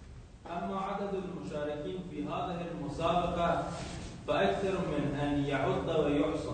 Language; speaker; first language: Arabic; non-native, learner; Persian